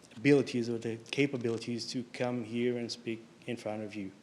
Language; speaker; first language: English; non-native, fluent; Hebrew